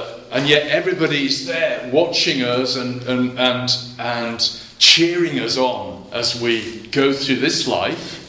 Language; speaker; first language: English; native; English